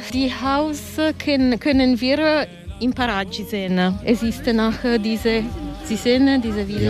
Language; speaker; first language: German; non-native, learner; Italian